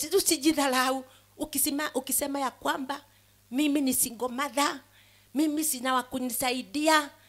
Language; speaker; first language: Swahili; non-native, local second language; Kikuyu